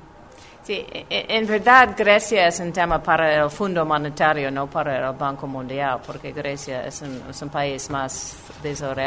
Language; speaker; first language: Spanish; non-native, fluent; English